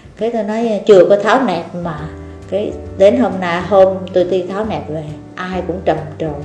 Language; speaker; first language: Vietnamese; native; Vietnamese